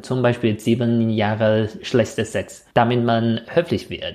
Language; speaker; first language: German; non-native, fluent; Chinese